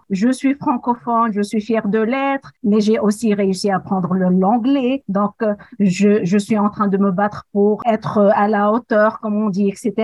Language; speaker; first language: French; non-native, local second language; Arabic